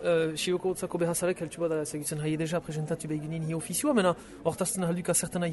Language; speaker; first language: Basque; native; Basque